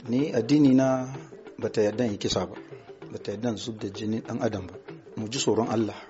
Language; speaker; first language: Hausa; non-native, local second language; Fula